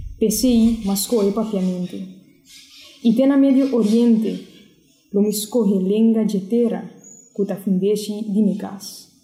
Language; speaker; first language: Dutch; non-native, local second language; Spanish